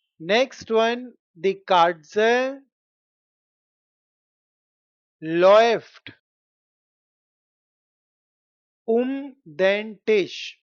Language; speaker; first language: German; non-native, fluent; Hindi